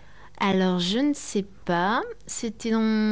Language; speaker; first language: French; native; French